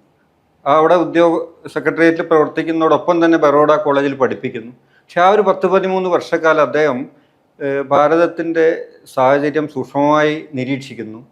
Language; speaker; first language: Malayalam; native; Malayalam